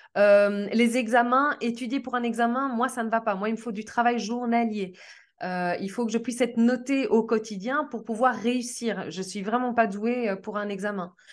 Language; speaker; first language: French; early bilingual, other home language; Portuguese